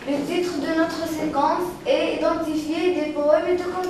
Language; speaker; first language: French; non-native, learner; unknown